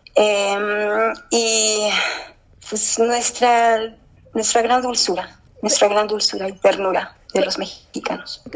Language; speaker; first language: Spanish; early bilingual, heritage; Spanish